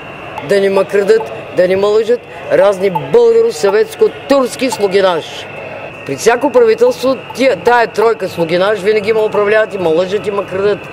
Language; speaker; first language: Bulgarian; native; Bulgarian